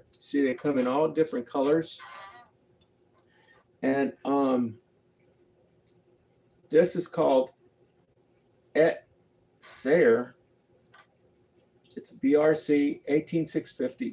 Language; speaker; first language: English; native; English